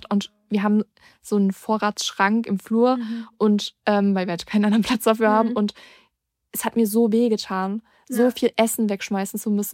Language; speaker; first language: German; native; German